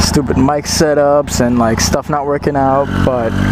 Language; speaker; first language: English; native; English